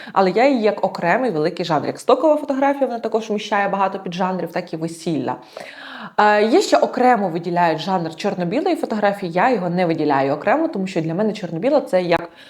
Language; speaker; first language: Ukrainian; non-native, local second language; Russian